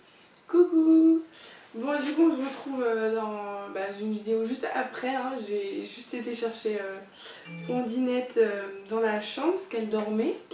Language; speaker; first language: French; native; French